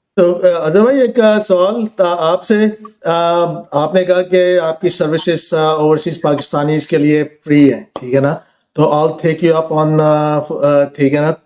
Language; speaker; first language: Hindi; early bilingual, heritage; Urdu